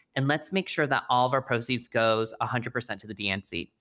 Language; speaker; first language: English; native; English